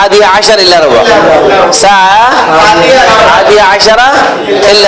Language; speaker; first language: Arabic; non-native, fluent; Urdu